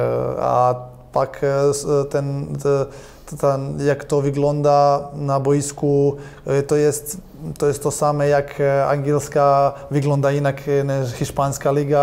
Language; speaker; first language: Polish; non-native, learner; Croatian